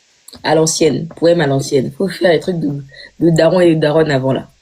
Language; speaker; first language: French; native; French